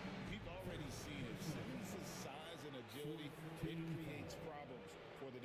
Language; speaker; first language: English; native; English